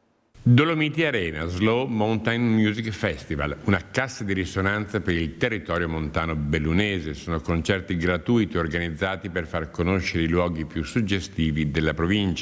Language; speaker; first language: Italian; native; Italian